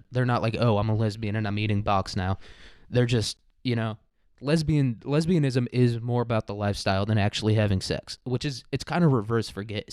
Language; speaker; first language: English; native; English